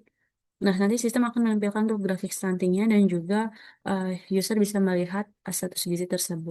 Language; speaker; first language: Indonesian; native; Indonesian